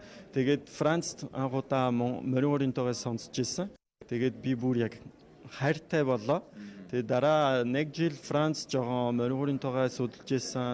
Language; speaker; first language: Mongolian; non-native, learner; French